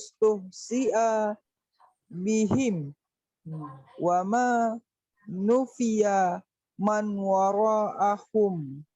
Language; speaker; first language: Arabic; non-native, learner; Indonesian